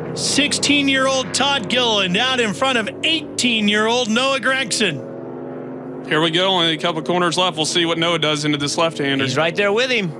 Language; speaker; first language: English; native; English